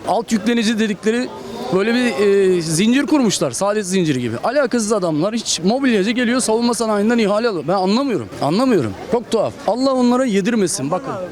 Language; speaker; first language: Turkish; native; Turkish